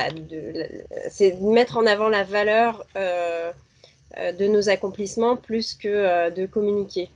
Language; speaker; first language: French; native; French